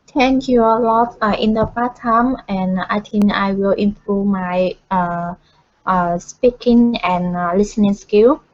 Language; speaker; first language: English; non-native, learner; Vietnamese